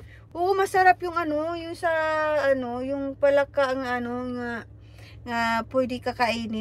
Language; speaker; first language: Filipino; non-native, local second language; Hiligaynon